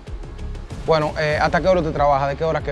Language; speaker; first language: Spanish; native; Spanish